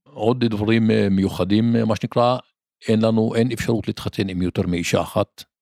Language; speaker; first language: Hebrew; non-native, local second language; Arabic